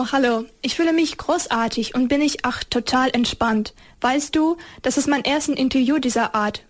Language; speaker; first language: German; non-native, fluent; Ukrainian